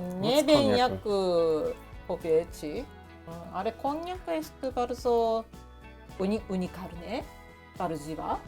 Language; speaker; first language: Polish; non-native, learner; Japanese